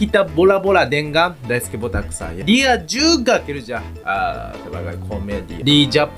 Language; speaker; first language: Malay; non-native, learner; Japanese